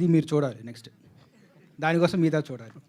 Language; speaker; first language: Telugu; native; Telugu